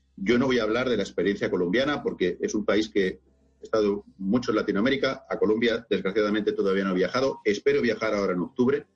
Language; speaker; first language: Spanish; native; Spanish